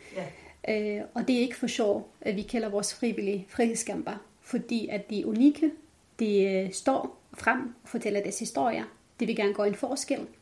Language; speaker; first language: Danish; non-native, fluent; Arabic